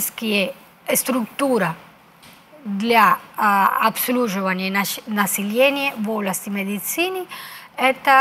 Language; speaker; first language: Russian; non-native, fluent; Spanish